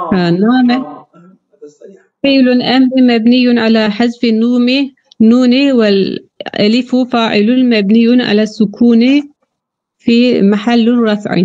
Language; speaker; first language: Arabic; non-native, learner; Turkish